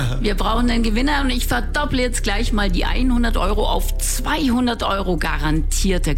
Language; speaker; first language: German; native; German